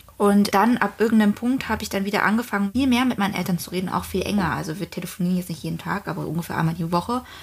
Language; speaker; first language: German; early bilingual, other home language; Vietnamese